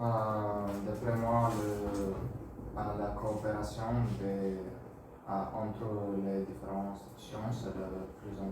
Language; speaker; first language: French; non-native, learner; Bulgarian